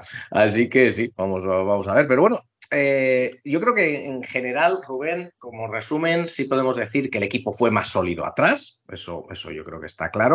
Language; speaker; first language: Spanish; native; Spanish